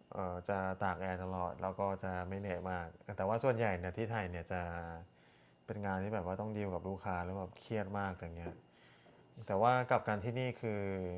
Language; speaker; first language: Thai; early bilingual, other home language; Korean